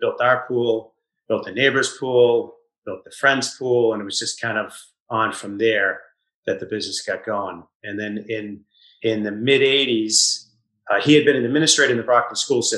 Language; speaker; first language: English; native; English